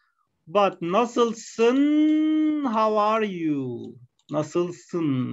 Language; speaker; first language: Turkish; non-native, fluent; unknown